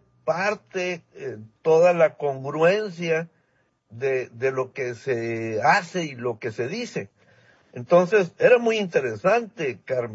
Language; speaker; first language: Spanish; native; Spanish